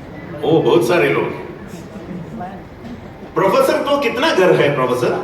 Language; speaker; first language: Hindi; non-native, learner; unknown